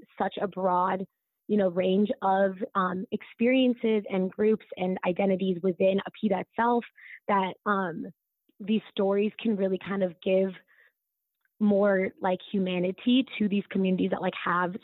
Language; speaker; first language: English; native; English